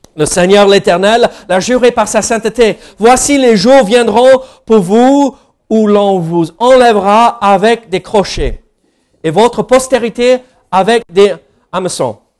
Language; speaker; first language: French; non-native, fluent; English